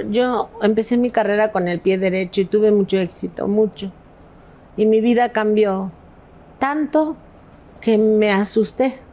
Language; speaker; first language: Spanish; native; Spanish